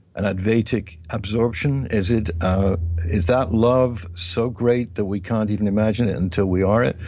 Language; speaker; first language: English; native; English